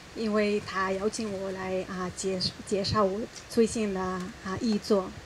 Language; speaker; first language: Chinese; non-native, fluent; Spanish